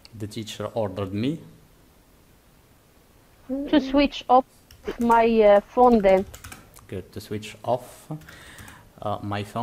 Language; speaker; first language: English; non-native, fluent; Arabic